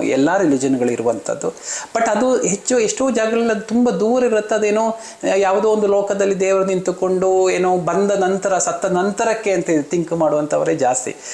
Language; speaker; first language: Kannada; non-native, local second language; Malayalam